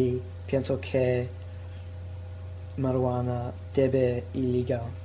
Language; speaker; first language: Spanish; non-native, learner; English